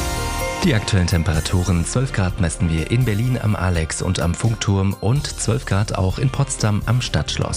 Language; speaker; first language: German; native; German